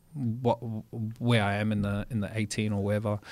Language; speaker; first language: English; native; English